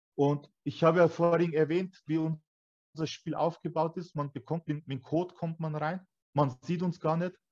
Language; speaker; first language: German; early bilingual, other home language; Turkish